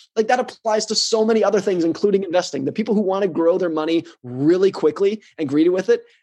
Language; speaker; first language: English; native; English